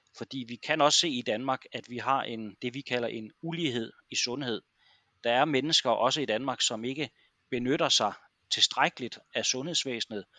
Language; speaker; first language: Danish; native; Danish